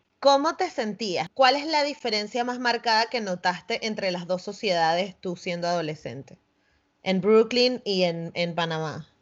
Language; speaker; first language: Spanish; native; Spanish